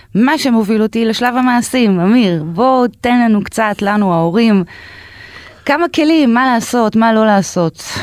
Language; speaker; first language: Hebrew; native; Hebrew